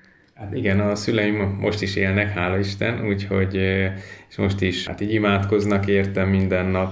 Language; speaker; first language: Hungarian; native; Hungarian